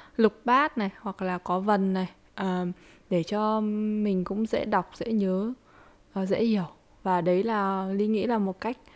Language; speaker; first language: Vietnamese; early bilingual, heritage; Vietnamese